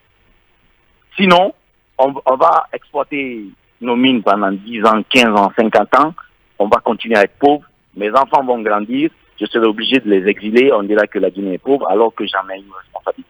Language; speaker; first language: French; non-native, local second language; Fula